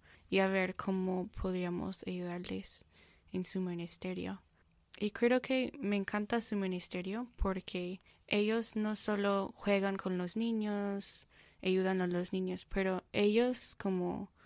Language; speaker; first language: Spanish; non-native, fluent; English